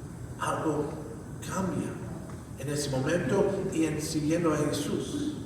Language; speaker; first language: Spanish; non-native, fluent; English